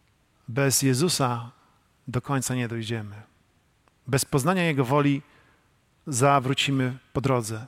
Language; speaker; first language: Polish; native; Polish